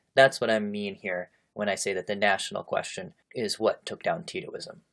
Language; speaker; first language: English; native; English